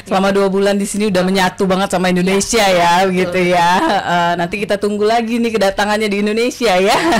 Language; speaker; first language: Indonesian; native; Indonesian